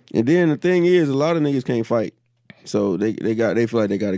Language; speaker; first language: English; native; English